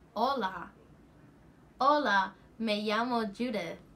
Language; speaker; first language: Spanish; non-native, learner; English